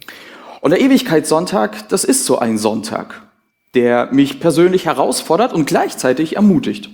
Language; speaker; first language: German; native; German